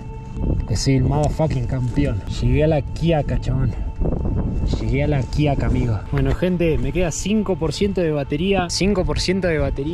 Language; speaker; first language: Spanish; native; Spanish